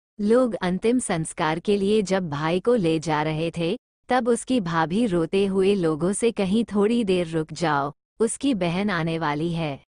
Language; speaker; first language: Hindi; native; Hindi